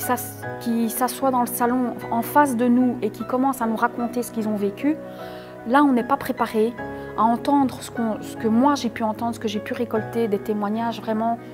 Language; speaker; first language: French; native; French